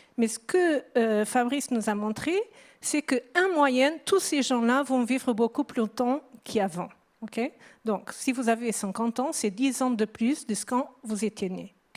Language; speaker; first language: French; non-native, fluent; Portuguese